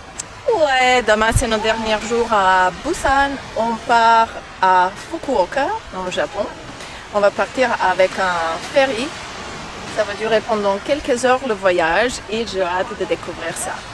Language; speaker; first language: French; non-native, learner; Croatian